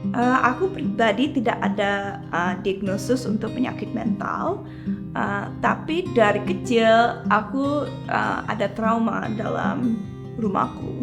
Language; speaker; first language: Indonesian; early bilingual, heritage; English